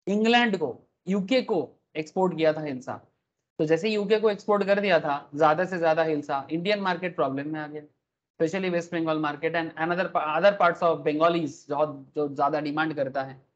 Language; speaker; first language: Hindi; non-native, local second language; Bangla